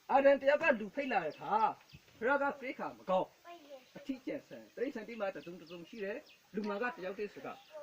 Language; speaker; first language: Burmese; native; Burmese